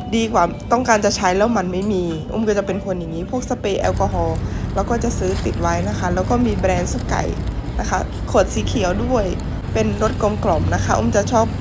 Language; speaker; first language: Thai; non-native, local second language; Northern Khmer